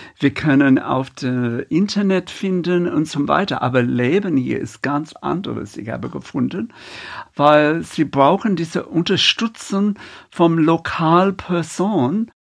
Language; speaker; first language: German; non-native, learner; English